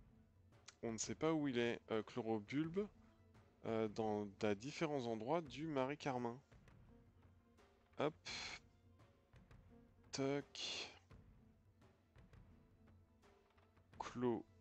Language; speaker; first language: French; native; French